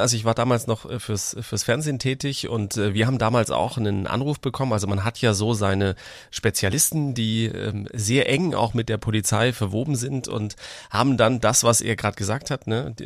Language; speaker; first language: German; native; German